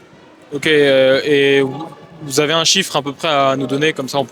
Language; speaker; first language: French; native; French